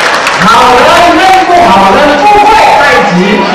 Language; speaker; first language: Chinese; non-native, local second language; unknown